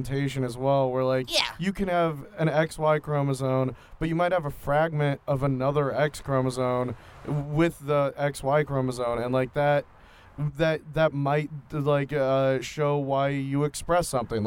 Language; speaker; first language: English; native; English